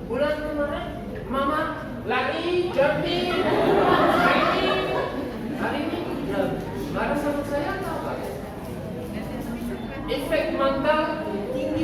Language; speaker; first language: Indonesian; non-native, learner; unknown